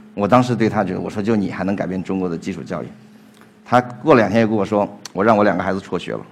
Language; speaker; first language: Chinese; native; Chinese